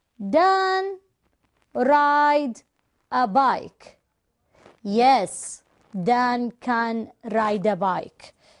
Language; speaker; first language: English; non-native, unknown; Arabic